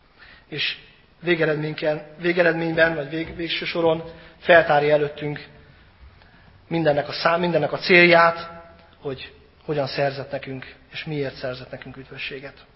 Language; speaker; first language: Hungarian; native; Hungarian